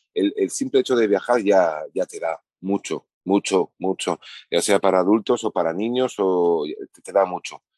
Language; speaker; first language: Spanish; native; Spanish